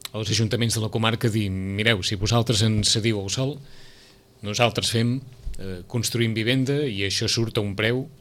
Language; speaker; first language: Catalan; native; Catalan